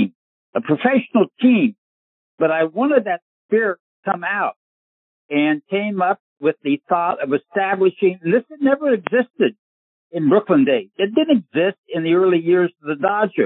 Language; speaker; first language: English; native; English